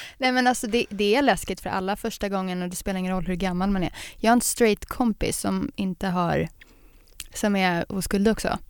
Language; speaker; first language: Swedish; native; Swedish